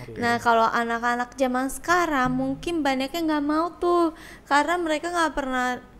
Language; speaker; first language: Indonesian; non-native, fluent; Japanese